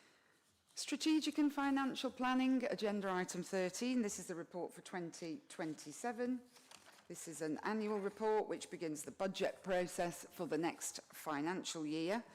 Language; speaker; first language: English; native; English